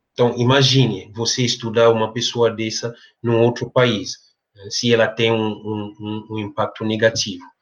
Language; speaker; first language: Portuguese; non-native, fluent; French